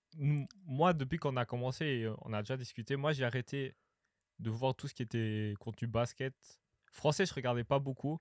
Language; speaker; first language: French; native; French